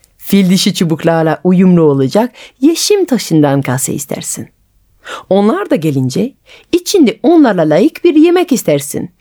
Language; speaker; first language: Turkish; non-native, fluent; French